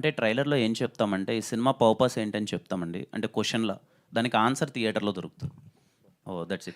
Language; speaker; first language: Telugu; native; Telugu